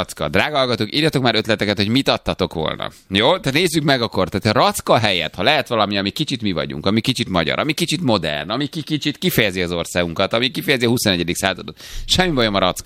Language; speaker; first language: Hungarian; native; Hungarian